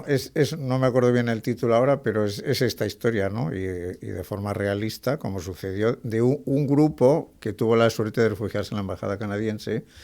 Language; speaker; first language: Spanish; native; Spanish